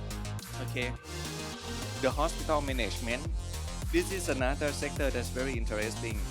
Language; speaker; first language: English; non-native, learner; Thai